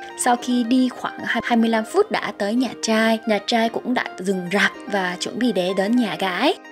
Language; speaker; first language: Vietnamese; non-native, fluent; Korean